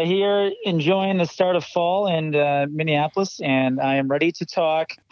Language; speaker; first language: English; native; English